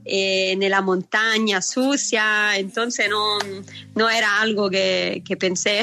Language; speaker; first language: Spanish; non-native, fluent; Italian